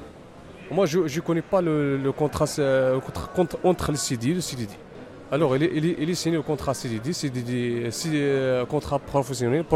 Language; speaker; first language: French; non-native, learner; Arabic